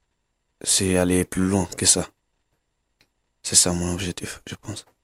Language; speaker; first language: French; non-native, learner; Kabuverdianu